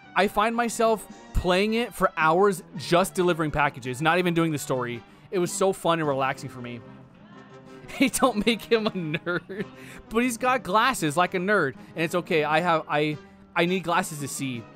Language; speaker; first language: English; native; English